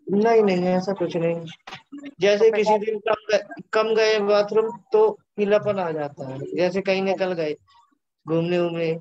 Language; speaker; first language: Hindi; native; Hindi